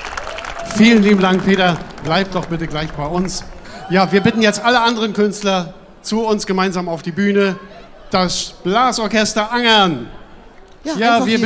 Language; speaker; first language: German; native; German